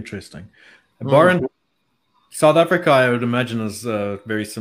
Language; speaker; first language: English; native; English